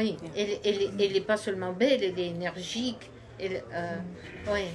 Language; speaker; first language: French; non-native, fluent; Russian